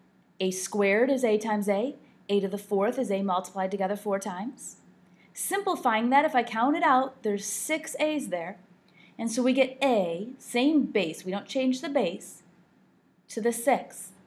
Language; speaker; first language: English; native; English